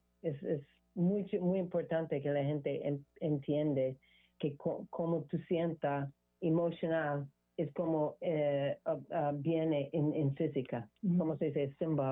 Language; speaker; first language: Spanish; non-native, learner; English